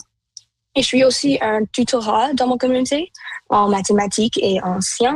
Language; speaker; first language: French; non-native, local second language; Punjabi